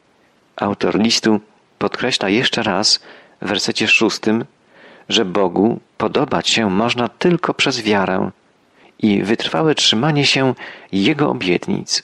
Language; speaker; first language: Polish; native; Polish